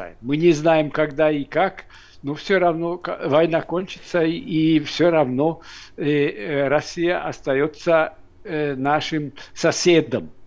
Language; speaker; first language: Russian; non-native, fluent; Hungarian